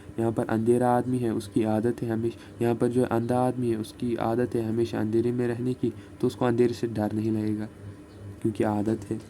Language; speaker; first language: Urdu; non-native, local second language; Kashmiri